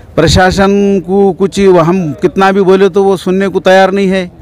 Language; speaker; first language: Hindi; non-native, local second language; Urdu